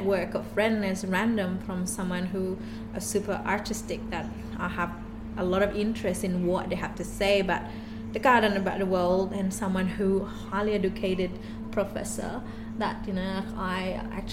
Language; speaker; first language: English; non-native, fluent; Indonesian